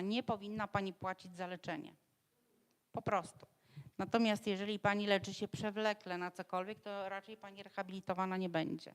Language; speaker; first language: Polish; native; Polish